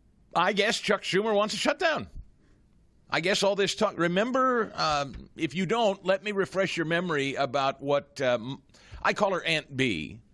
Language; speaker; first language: English; native; English